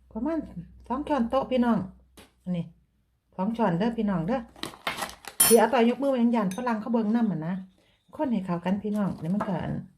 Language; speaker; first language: Thai; native; Thai